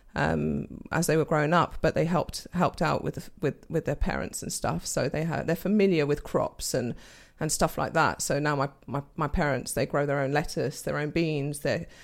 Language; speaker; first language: English; native; English